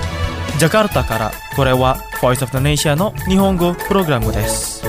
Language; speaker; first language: Japanese; non-native, fluent; Indonesian